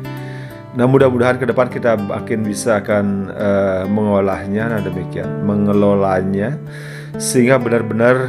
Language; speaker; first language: Indonesian; native; Indonesian